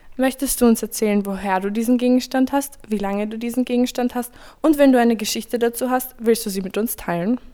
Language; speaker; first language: German; native; German